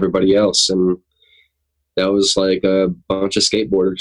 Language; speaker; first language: English; native; English